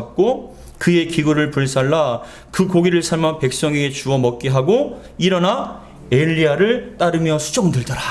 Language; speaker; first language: Korean; native; Korean